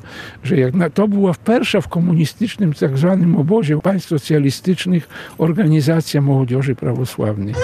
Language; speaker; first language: Polish; non-native, local second language; Belarusian